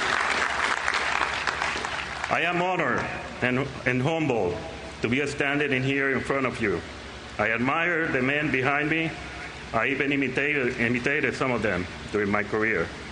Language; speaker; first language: English; non-native, fluent; Spanish